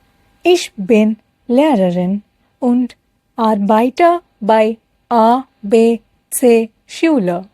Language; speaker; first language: German; non-native, fluent; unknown